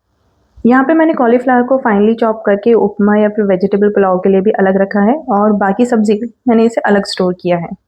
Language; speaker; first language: Hindi; native; Hindi